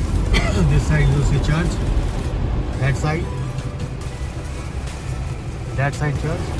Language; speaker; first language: English; non-native, local second language; Hindi